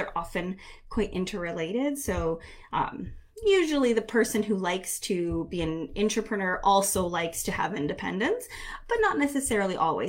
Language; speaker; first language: English; native; English